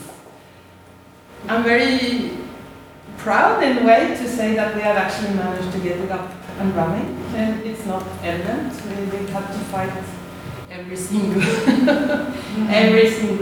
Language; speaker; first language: English; non-native, fluent; Norwegian